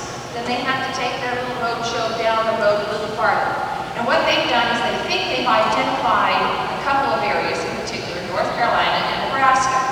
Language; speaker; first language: English; native; English